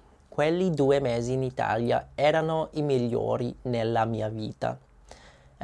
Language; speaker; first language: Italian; non-native, learner; English